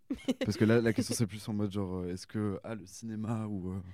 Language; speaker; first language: French; native; French